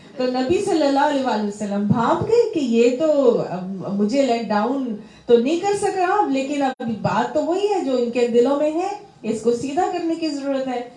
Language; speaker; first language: Urdu; native; Urdu